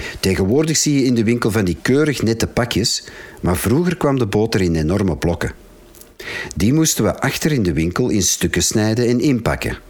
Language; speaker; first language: Dutch; native; Dutch